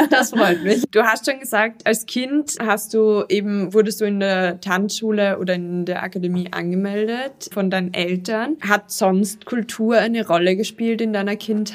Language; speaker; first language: German; native; German